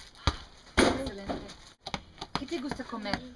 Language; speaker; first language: Spanish; non-native, fluent; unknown